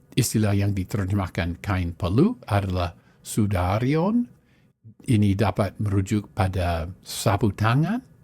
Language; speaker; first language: Malay; non-native, fluent; English